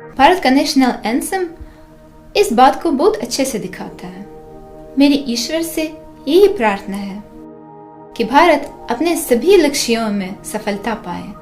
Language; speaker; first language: Hindi; non-native, fluent; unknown